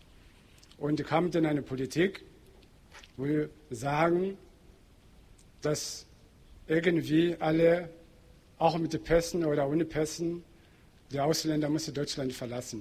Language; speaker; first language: German; non-native, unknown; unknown